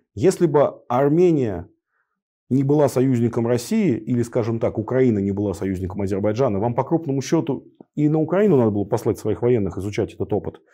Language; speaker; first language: Russian; native; Russian